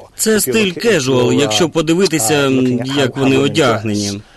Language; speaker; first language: Ukrainian; non-native, fluent; English